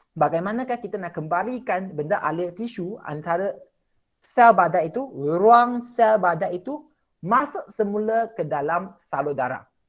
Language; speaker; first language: Malay; non-native, local second language; Chinese